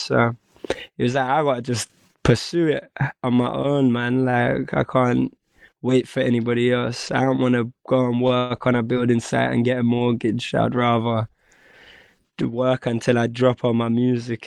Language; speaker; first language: English; native; English